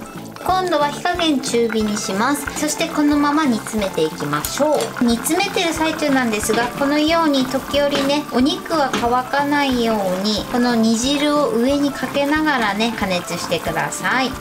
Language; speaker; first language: Japanese; native; Japanese